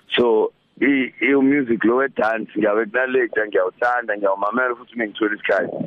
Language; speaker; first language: Zulu; native; Zulu